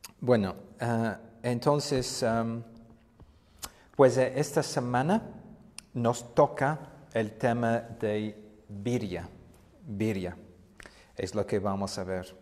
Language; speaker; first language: Spanish; non-native, fluent; English